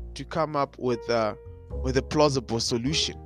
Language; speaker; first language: English; non-native, local second language; Shona